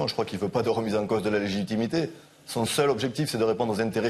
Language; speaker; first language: French; native; French